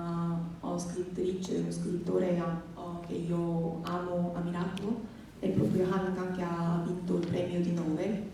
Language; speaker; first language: Italian; non-native, fluent; Korean